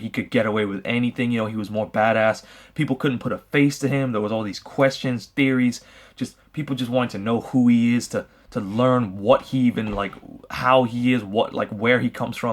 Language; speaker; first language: English; native; English